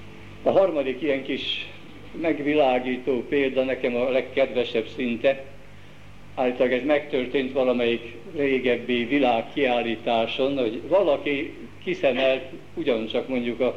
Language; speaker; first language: Hungarian; native; Hungarian